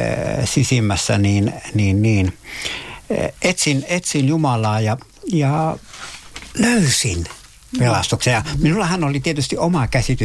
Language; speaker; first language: Finnish; native; Finnish